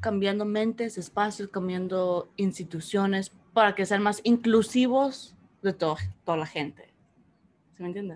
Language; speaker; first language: Spanish; early bilingual, heritage; Spanish